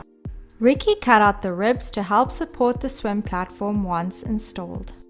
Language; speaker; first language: English; native; English